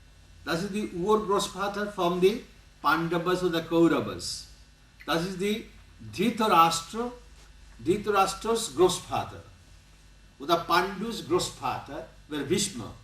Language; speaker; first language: German; non-native, learner; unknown